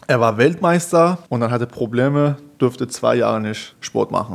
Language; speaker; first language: German; non-native, fluent; Persian